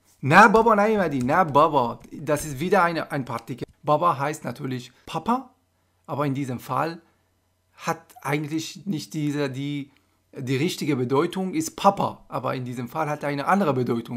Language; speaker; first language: German; non-native, fluent; Persian